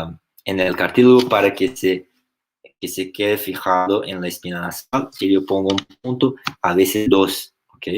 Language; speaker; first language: Spanish; non-native, fluent; Portuguese